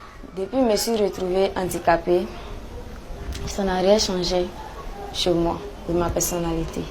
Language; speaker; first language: French; non-native, local second language; Dyula